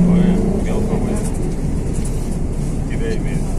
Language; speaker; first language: Russian; native; Russian